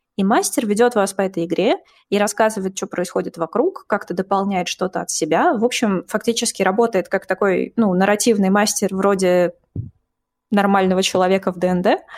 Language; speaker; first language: Russian; native; Russian